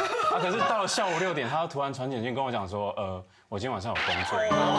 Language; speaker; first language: Chinese; native; Chinese